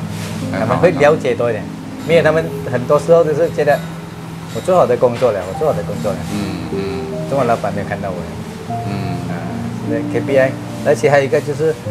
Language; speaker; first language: Chinese; non-native, local second language; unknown